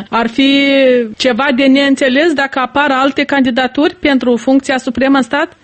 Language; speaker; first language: Romanian; native; Romanian